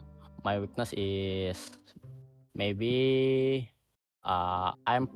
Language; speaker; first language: English; non-native, learner; Indonesian